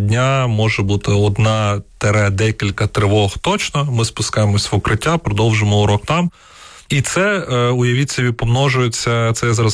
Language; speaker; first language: Ukrainian; non-native, local second language; Russian